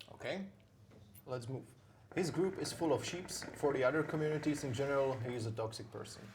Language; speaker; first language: English; non-native, fluent; Czech